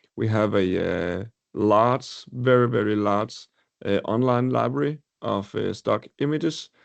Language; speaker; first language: English; non-native, fluent; Danish